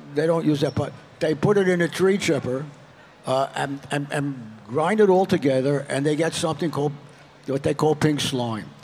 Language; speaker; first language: English; native; English